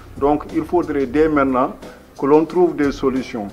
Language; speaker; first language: French; non-native, local second language; Wolof